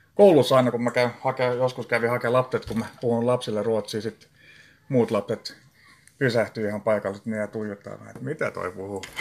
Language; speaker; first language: Finnish; non-native, local second language; Swedish